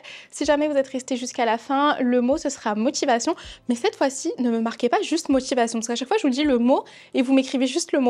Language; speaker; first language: French; native; French